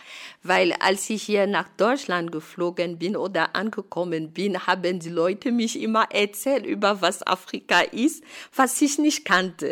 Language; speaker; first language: German; non-native, fluent; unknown